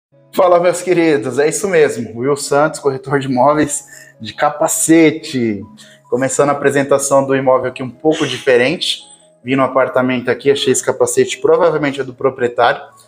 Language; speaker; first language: Portuguese; native; Portuguese